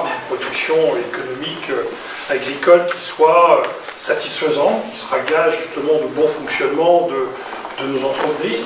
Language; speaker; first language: French; native; French